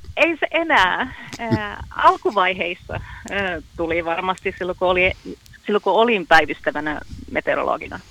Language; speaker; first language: Finnish; early bilingual, heritage; Finnish